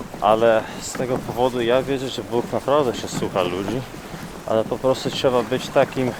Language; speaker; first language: Polish; early bilingual, heritage; Polish